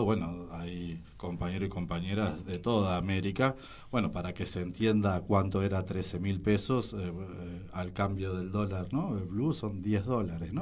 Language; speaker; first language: Spanish; native; Spanish